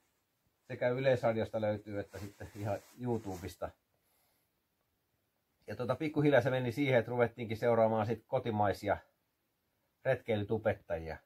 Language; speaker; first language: Finnish; native; Finnish